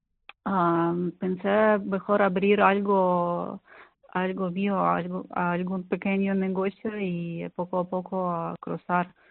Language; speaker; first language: Spanish; non-native, learner; Ukrainian